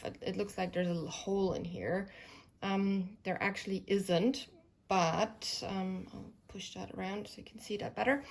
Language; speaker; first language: English; non-native, fluent; German